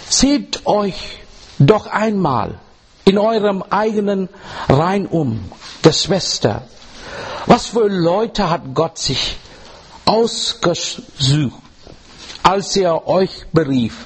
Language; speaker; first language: German; non-native, learner; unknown